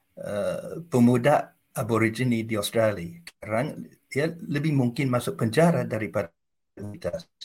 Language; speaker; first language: Indonesian; non-native, fluent; English